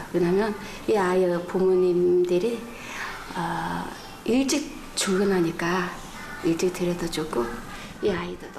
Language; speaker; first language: Korean; non-native, fluent; Mongolian